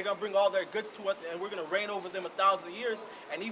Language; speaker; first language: English; native; English